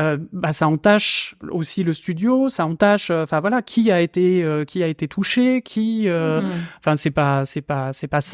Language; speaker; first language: French; native; French